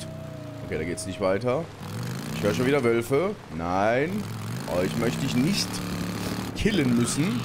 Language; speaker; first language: German; native; German